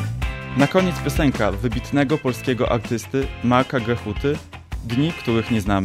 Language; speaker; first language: Polish; native; Polish